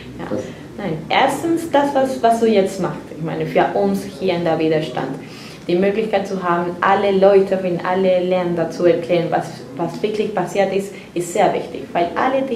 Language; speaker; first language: German; non-native, fluent; Spanish